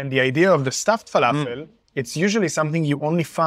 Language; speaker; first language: English; non-native, fluent; Hebrew